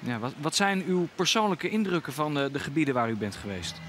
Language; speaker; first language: Dutch; native; Dutch